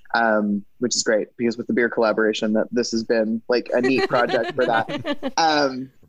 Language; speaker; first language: English; native; English